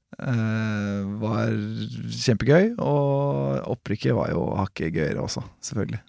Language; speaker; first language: Norwegian; native; Norwegian